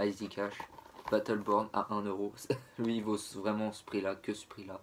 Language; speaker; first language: French; native; French